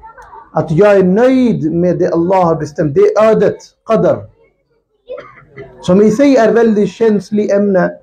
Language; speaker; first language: Swedish; non-native, local second language; Urdu